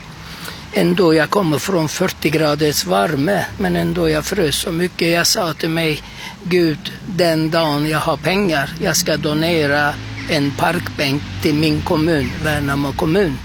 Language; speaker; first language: Swedish; non-native, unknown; Turkish